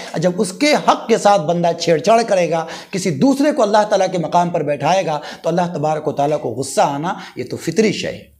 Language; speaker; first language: Urdu; native; Urdu